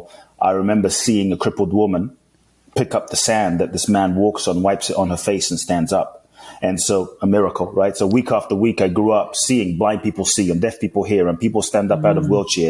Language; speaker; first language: English; native; English